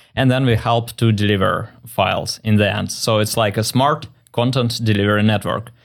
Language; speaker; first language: English; non-native, fluent; Russian